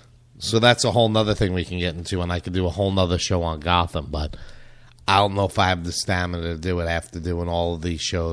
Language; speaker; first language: English; native; English